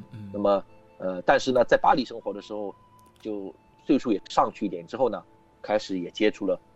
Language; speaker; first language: Chinese; native; Chinese